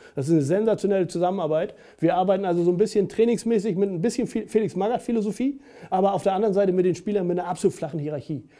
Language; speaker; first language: German; native; German